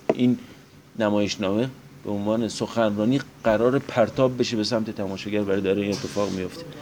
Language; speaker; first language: Persian; non-native, local second language; Azerbaijani